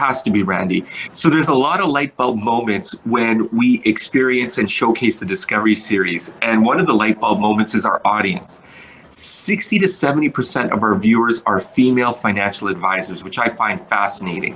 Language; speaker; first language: English; early bilingual, other home language; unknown